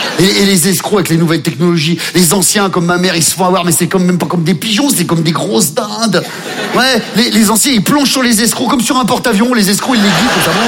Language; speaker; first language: French; native; French